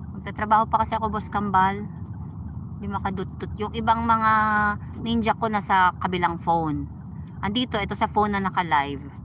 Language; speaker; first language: Filipino; native; Filipino